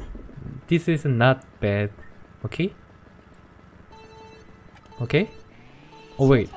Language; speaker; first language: English; non-native, learner; Korean